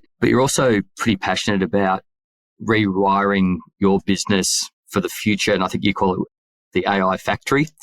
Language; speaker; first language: English; native; English